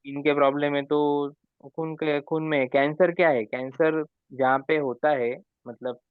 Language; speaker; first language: Hindi; non-native, local second language; Marathi